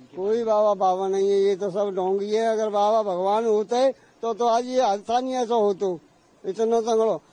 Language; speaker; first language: Hindi; native; Hindi